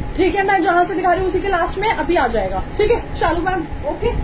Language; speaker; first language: Hindi; native; Hindi